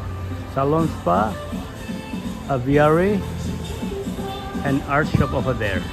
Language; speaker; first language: English; non-native, local second language; Indonesian